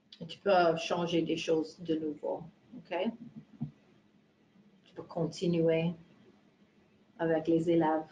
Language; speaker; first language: French; non-native, fluent; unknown